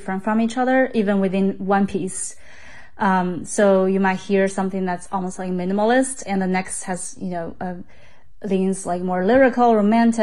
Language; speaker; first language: English; non-native, fluent; Chinese